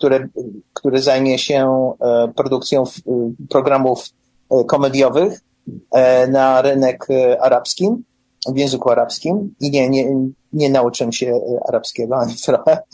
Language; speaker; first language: Polish; early bilingual, heritage; English